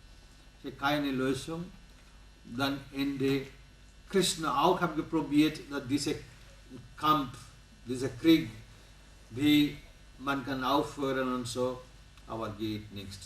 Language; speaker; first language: German; non-native, learner; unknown